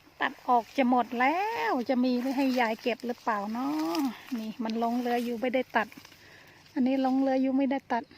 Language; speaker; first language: Thai; native; Thai